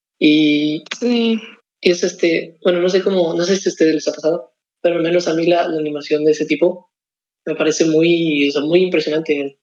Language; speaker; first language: Spanish; native; Spanish